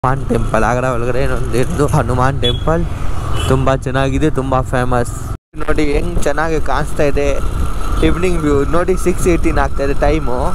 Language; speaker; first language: Kannada; non-native, local second language; Hindi